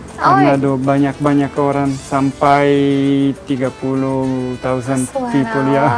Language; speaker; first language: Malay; non-native, learner; Italian